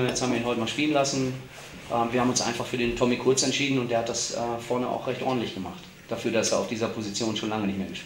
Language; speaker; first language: German; native; German